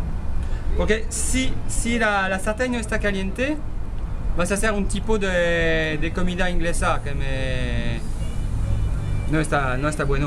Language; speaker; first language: Spanish; non-native, learner; French